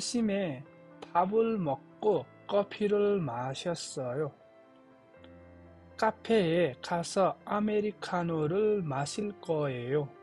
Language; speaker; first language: Korean; non-native, fluent; Nepali